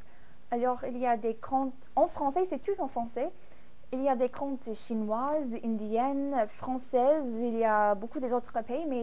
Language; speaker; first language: French; non-native, fluent; English